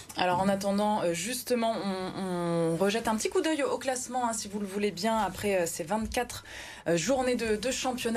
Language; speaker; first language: French; native; French